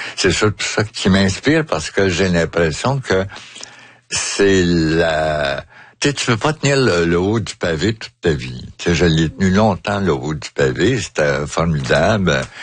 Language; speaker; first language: French; native; French